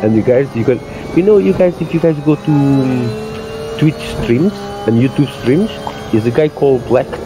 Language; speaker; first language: English; non-native, fluent; Portuguese